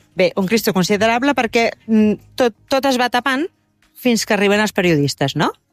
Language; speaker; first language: Catalan; native; Catalan